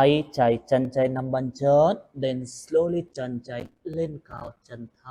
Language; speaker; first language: Vietnamese; non-native, learner; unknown